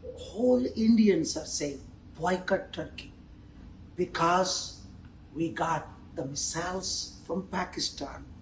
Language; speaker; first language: English; non-native, local second language; Telugu